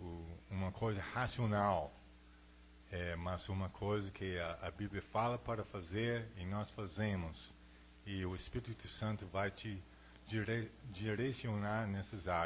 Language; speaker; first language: Portuguese; non-native, fluent; English